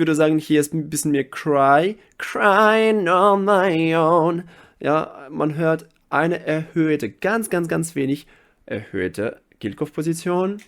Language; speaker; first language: German; non-native, fluent; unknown